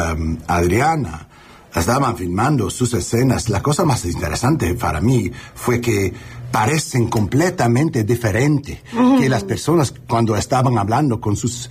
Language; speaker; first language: Spanish; non-native, learner; English